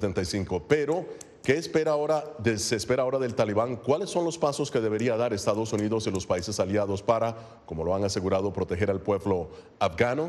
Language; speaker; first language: Spanish; native; Spanish